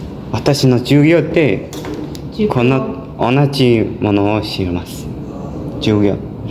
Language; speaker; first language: Japanese; non-native, learner; Mongolian